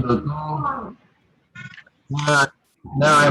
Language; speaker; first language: Arabic; non-native, learner; Indonesian